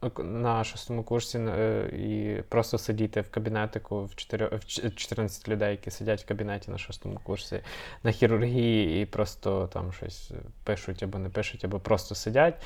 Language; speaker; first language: Ukrainian; native; Ukrainian